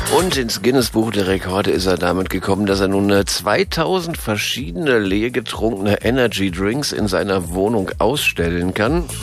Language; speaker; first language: German; native; German